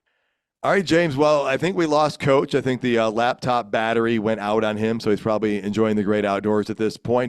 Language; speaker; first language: English; native; English